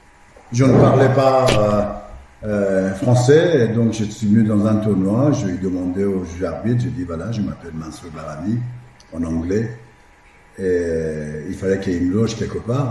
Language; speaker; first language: French; non-native, fluent; Persian